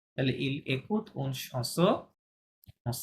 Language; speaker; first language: French; non-native, fluent; Bangla